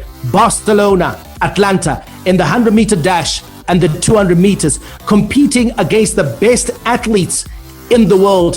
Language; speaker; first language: English; native; English